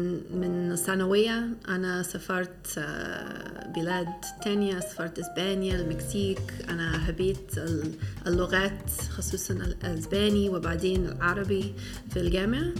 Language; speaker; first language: Arabic; non-native, fluent; English